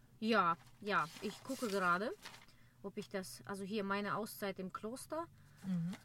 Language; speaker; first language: German; non-native, fluent; Russian